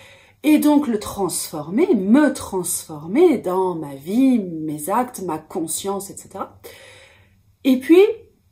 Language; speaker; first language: French; native; French